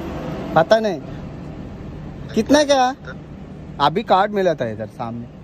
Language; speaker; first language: Hindi; non-native, local second language; Telugu